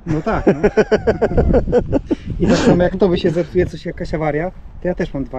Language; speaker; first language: Polish; native; Polish